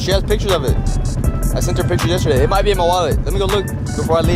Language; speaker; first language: English; early bilingual, other home language; Spanish